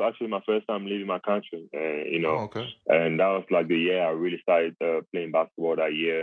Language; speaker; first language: English; non-native, local second language; French